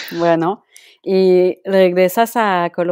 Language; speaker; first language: Spanish; non-native, local second language; French